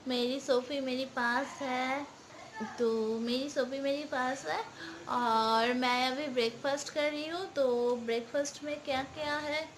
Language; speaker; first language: Hindi; non-native, local second language; Bangla